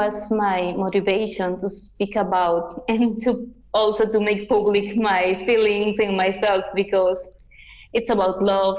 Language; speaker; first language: English; non-native, fluent; Yucateco